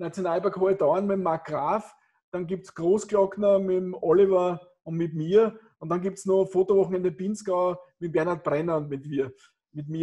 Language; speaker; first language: German; native; German